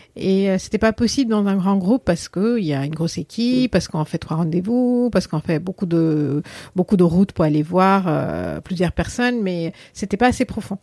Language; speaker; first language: French; non-native, fluent; Assamese